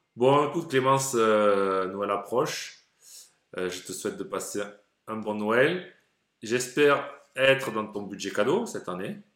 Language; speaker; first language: French; native; French